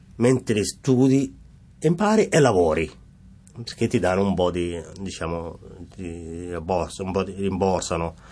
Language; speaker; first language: Italian; non-native, fluent; Somali